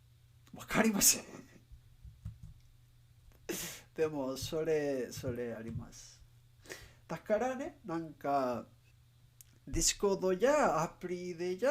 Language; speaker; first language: Japanese; non-native, learner; English